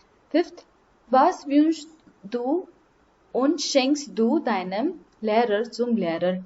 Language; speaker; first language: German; non-native, learner; Marathi